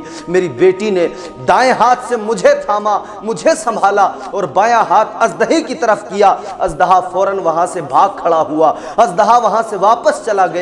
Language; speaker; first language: Urdu; native; Urdu